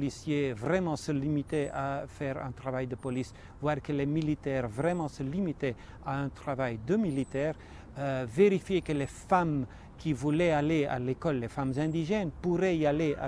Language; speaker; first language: French; non-native, fluent; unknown